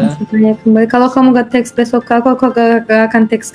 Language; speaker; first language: Indonesian; non-native, fluent; Turkish